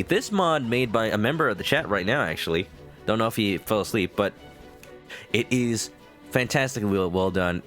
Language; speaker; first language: English; native; English